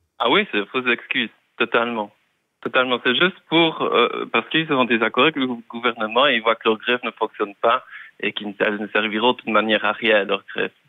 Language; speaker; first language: French; native; French